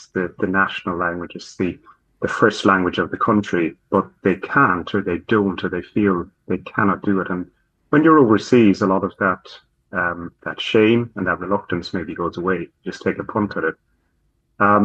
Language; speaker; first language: English; native; English